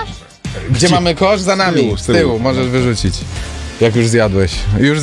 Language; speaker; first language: Polish; native; Polish